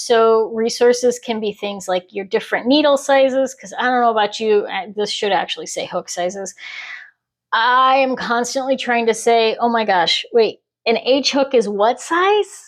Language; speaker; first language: English; native; English